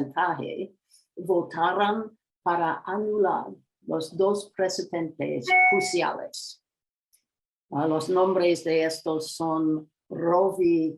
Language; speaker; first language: Spanish; non-native, learner; English